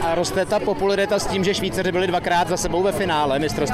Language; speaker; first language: Czech; native; Czech